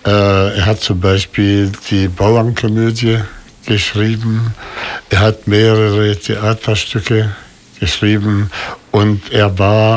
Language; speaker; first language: German; non-native, fluent; Arabic